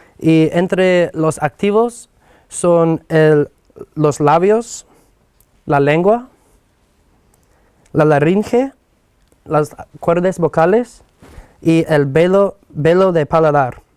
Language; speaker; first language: Spanish; non-native, fluent; English